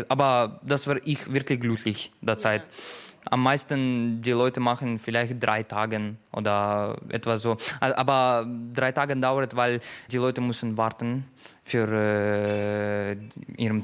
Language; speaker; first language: German; non-native, learner; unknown